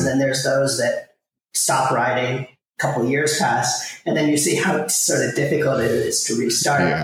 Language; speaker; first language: English; native; English